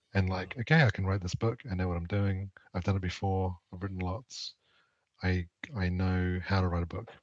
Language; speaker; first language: English; native; English